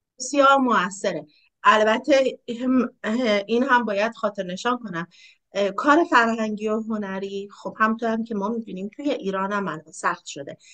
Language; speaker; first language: Persian; native; Persian